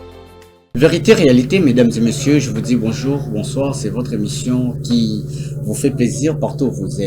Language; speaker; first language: French; non-native, local second language; Lingala